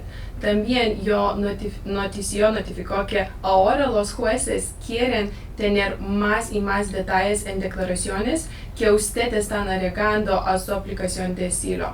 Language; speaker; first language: Spanish; non-native, learner; Lithuanian